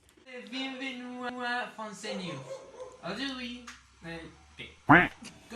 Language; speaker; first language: French; non-native, learner; Spanish